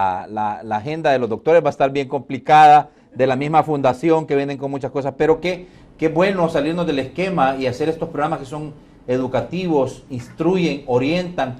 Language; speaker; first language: Spanish; native; Spanish